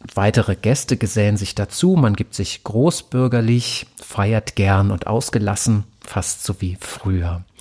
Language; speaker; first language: German; native; German